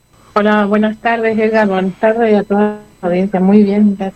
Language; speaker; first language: Spanish; native; Spanish